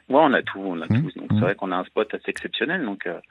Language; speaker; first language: French; native; French